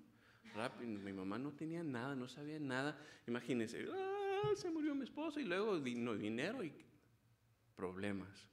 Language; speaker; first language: Spanish; early bilingual, heritage; Spanish